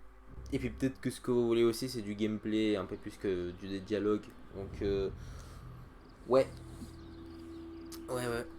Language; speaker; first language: French; native; French